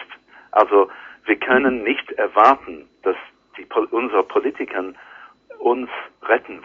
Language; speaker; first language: German; non-native, learner; English